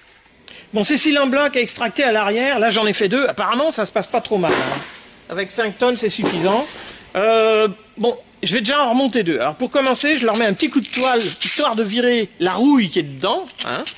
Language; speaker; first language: French; native; French